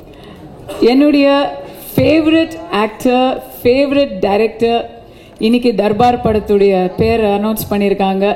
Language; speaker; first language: Tamil; native; Tamil